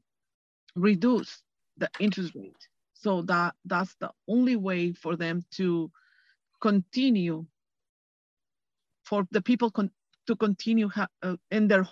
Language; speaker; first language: English; non-native, fluent; Spanish